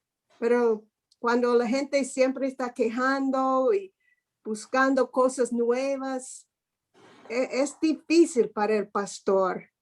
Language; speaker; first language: Spanish; non-native, fluent; English